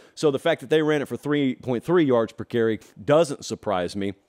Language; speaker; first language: English; native; English